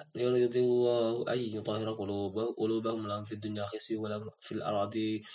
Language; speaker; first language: Arabic; non-native, learner; Indonesian